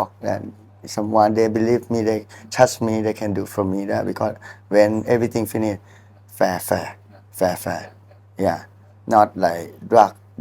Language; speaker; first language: English; non-native, learner; Thai